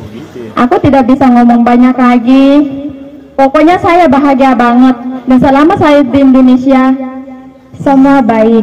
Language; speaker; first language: Indonesian; non-native, fluent; Filipino